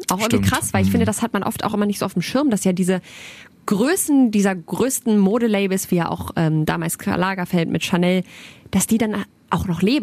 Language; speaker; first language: German; native; German